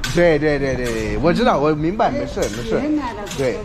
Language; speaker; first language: Chinese; non-native, learner; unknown